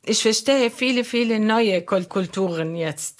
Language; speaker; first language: German; non-native, learner; Arabic